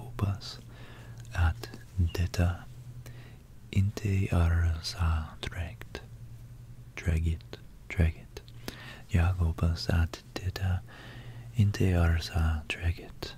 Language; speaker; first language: Swedish; non-native, learner; English